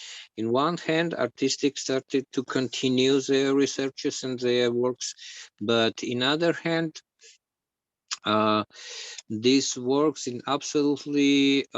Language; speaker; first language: English; non-native, learner; Georgian